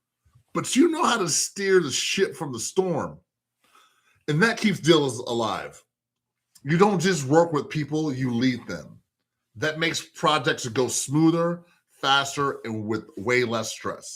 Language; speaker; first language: English; native; English